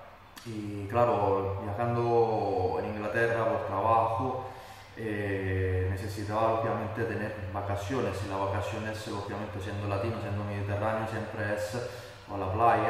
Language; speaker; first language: Spanish; non-native, fluent; Italian